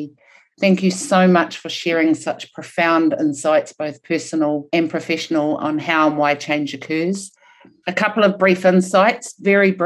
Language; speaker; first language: English; non-native, local second language; Māori